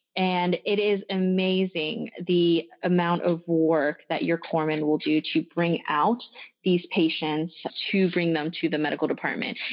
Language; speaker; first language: English; early bilingual, other home language; French